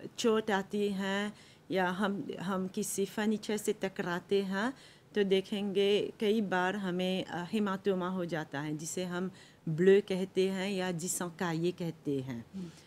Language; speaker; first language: Hindi; non-native, local second language; Morisyen